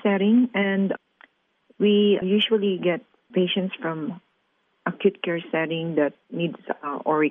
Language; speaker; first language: English; non-native, local second language; Filipino